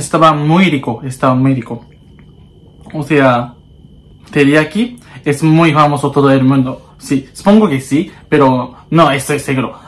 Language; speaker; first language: Spanish; non-native, learner; Japanese